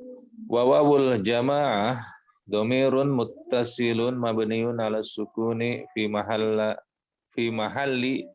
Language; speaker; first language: Arabic; non-native, learner; Indonesian